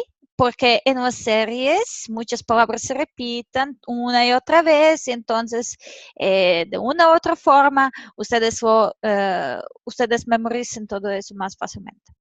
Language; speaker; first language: Spanish; non-native, fluent; Serbian